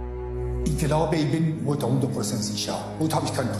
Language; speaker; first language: German; non-native, fluent; Kurdish